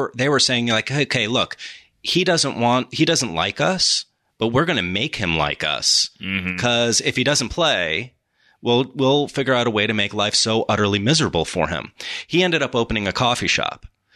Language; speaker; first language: English; native; English